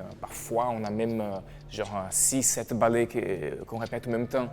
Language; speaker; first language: French; non-native, fluent; Portuguese